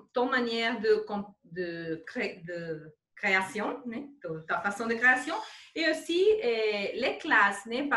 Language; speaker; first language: French; non-native, learner; Spanish